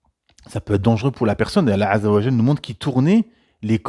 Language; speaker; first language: French; native; French